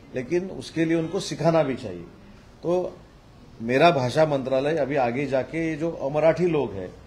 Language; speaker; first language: Hindi; non-native, local second language; Marathi